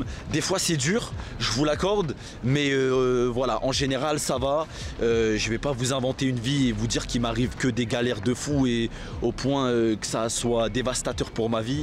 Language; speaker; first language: French; native; French